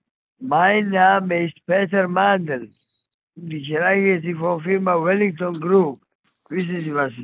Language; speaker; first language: German; non-native, learner; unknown